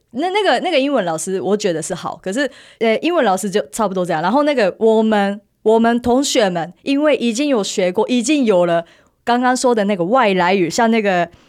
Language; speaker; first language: Chinese; non-native, fluent; Japanese